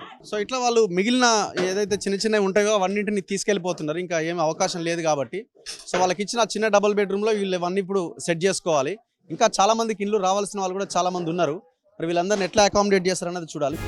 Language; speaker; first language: Telugu; native; Telugu